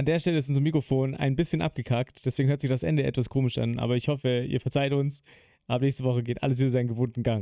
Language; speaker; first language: German; native; German